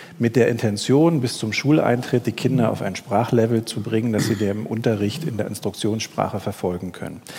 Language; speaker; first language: German; native; German